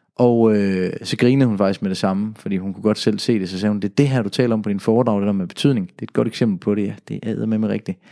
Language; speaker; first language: Danish; native; Danish